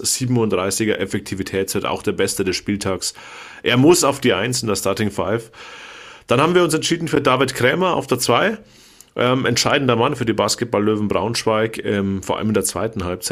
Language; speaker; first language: German; native; German